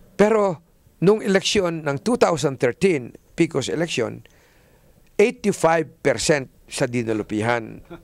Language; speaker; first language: Filipino; native; Filipino